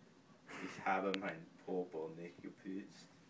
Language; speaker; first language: German; non-native, learner; English